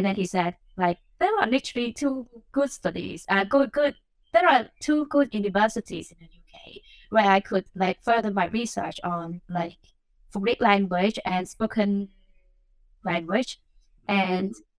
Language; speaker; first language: English; non-native, local second language; Cantonese